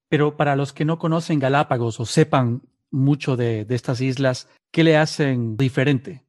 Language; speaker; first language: Spanish; native; Spanish